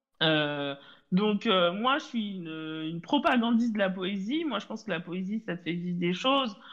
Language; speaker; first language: French; native; French